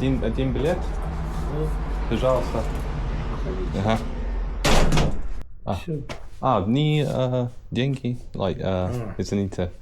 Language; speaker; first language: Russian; non-native, learner; English